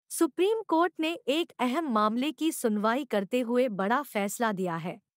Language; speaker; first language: Hindi; non-native, local second language; Marathi